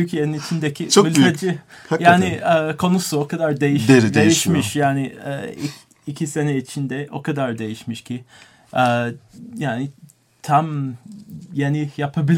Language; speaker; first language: Turkish; non-native, learner; English